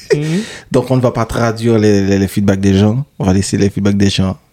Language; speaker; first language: French; non-native, local second language; Haitian Creole